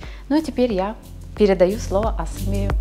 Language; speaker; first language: Russian; native; Russian